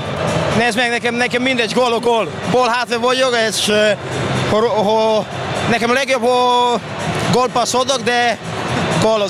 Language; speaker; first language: Hungarian; non-native, learner; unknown